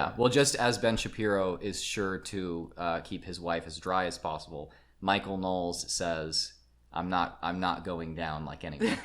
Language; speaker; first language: English; native; English